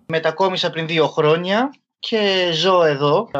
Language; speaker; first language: Greek; early bilingual, other home language; French